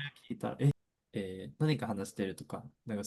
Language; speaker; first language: Japanese; non-native, fluent; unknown